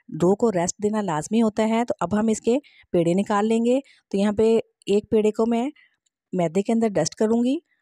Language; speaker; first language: Hindi; native; Hindi